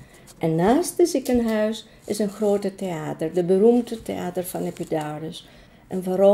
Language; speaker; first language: Dutch; non-native, fluent; Greek